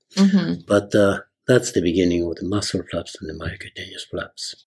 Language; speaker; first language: English; non-native, fluent; Spanish